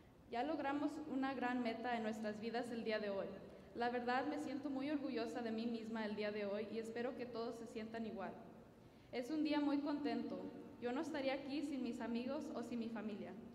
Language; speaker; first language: Spanish; early bilingual, heritage; Spanish